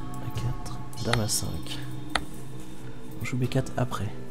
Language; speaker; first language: French; native; French